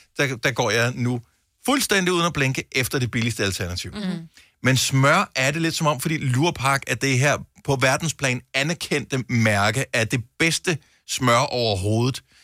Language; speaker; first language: Danish; native; Danish